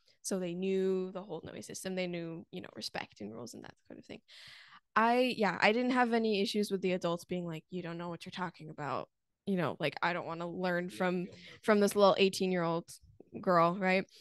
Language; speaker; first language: English; native; English